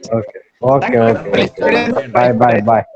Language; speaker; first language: Malayalam; non-native, local second language; Tamil